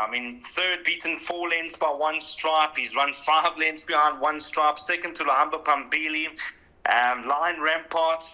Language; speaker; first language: English; native; English